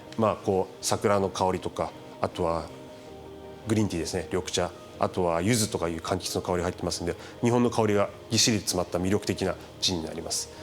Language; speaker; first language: Japanese; native; Japanese